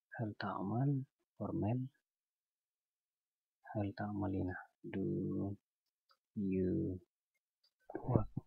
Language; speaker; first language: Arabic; non-native, learner; Indonesian